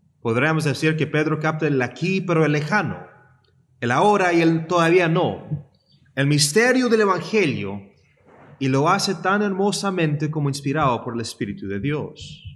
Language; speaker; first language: Spanish; early bilingual, heritage; Spanish